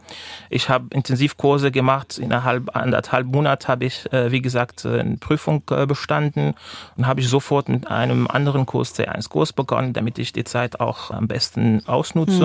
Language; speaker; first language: German; non-native, fluent; Arabic